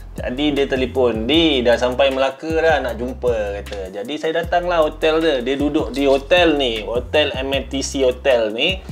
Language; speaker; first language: Malay; native; Malay